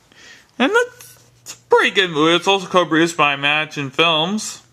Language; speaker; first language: English; native; English